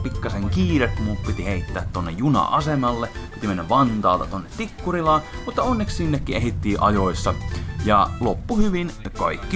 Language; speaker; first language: Finnish; native; Finnish